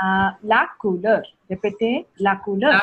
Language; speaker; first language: French; non-native, fluent; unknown